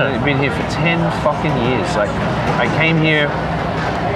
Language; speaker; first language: English; native; English